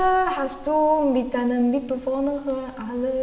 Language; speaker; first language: German; non-native, learner; English